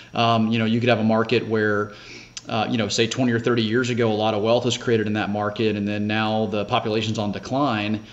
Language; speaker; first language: English; native; English